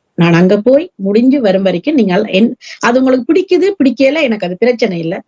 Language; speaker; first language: Tamil; early bilingual, heritage; Tamil